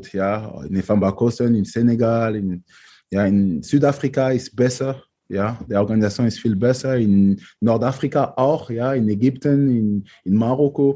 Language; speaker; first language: German; non-native, fluent; French